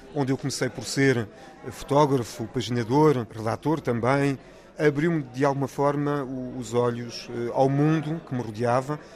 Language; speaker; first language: Portuguese; early bilingual, other home language; French